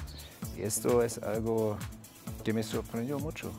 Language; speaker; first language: Spanish; non-native, fluent; German